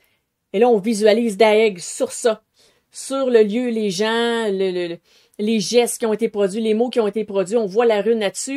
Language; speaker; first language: French; native; French